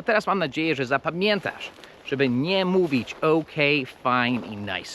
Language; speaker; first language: Polish; non-native, fluent; English